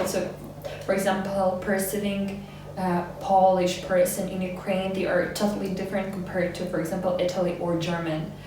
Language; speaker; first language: English; non-native, fluent; Ukrainian